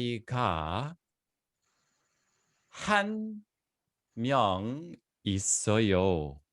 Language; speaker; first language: Korean; non-native, fluent; English